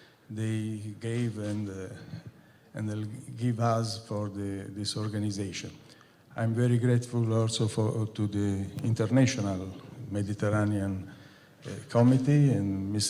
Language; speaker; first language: English; non-native, fluent; Italian